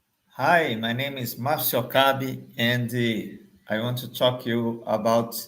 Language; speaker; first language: English; non-native, fluent; Portuguese